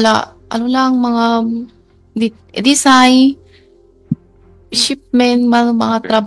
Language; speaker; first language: Filipino; non-native, learner; Chinese